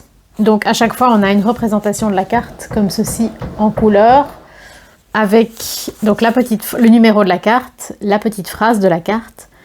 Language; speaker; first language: French; native; French